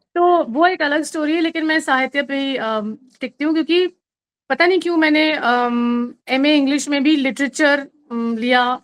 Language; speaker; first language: Hindi; native; Hindi